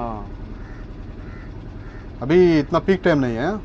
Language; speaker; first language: Hindi; non-native, local second language; Telugu